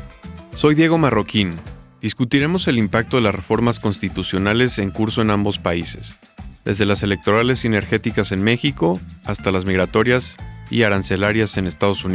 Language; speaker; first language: Spanish; native; Spanish